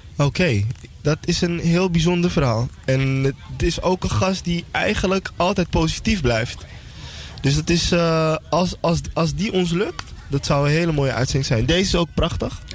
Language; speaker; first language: Dutch; native; Dutch